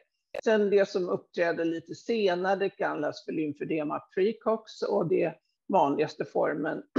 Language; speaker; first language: Swedish; native; Swedish